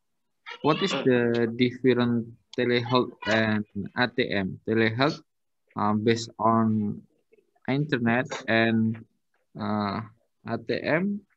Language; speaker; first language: English; non-native, learner; Indonesian